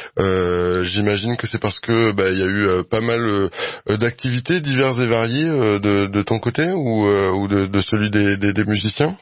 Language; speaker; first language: French; native; French